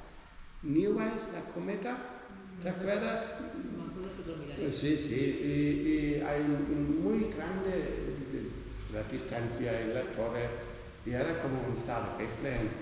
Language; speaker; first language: Spanish; non-native, learner; Dutch